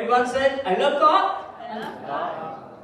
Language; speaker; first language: English; non-native, learner; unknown